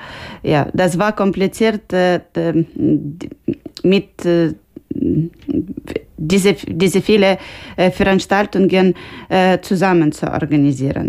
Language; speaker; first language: German; non-native, learner; Ukrainian